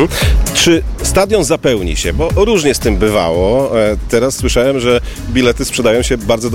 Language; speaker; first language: Polish; native; Polish